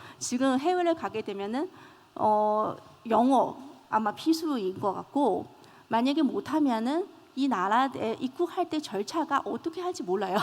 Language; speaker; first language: Korean; non-native, fluent; Chinese